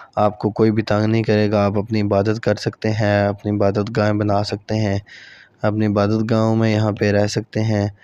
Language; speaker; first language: Urdu; non-native, local second language; Punjabi